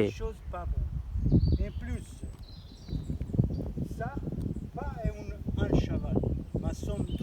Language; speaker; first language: French; non-native, learner; Italian